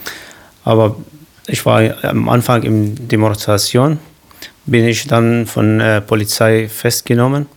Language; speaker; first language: German; non-native, learner; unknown